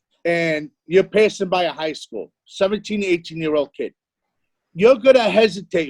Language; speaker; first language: English; native; English